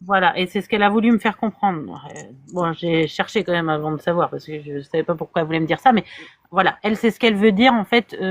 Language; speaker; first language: French; native; French